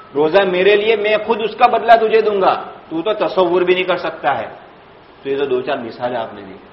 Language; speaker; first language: Urdu; native; Urdu